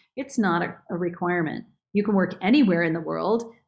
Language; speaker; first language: English; native; English